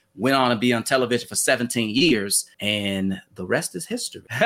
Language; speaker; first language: English; native; English